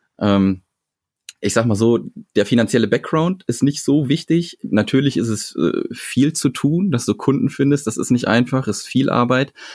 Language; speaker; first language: German; native; German